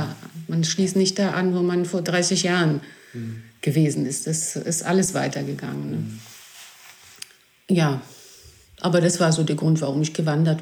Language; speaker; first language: German; non-native, fluent; Greek